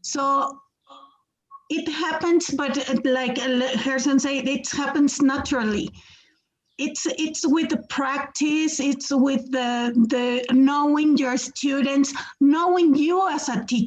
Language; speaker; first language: English; non-native, fluent; Spanish